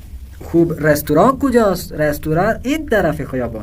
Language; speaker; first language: Persian; non-native, fluent; Urdu